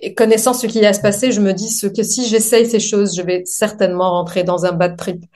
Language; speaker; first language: French; non-native, local second language; Arabic